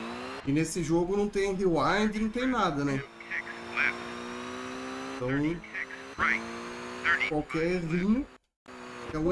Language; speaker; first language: Portuguese; native; Portuguese